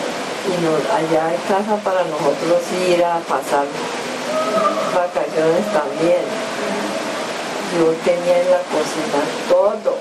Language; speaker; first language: Spanish; early bilingual, other home language; Japanese